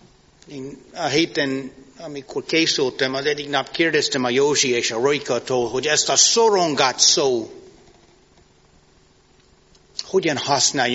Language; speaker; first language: Hungarian; non-native, fluent; English